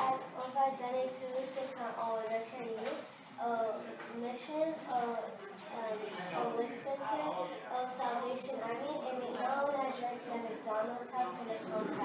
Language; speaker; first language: French; early bilingual, other home language; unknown